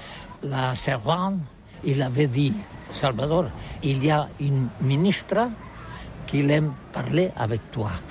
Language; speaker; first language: French; non-native, learner; Catalan